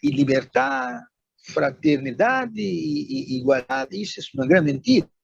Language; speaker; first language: Spanish; non-native, fluent; Portuguese